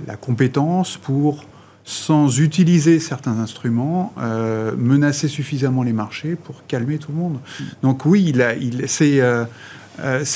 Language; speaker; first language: French; native; French